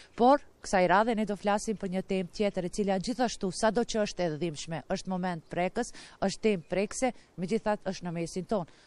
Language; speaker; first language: Albanian; native; Albanian